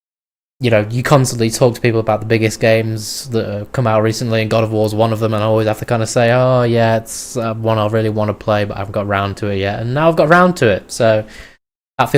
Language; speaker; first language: English; native; English